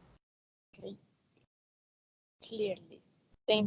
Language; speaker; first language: English; non-native, learner; Spanish